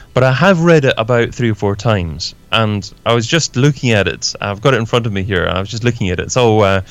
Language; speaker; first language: English; native; English